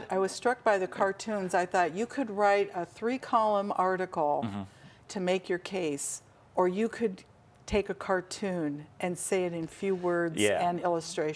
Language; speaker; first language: English; native; English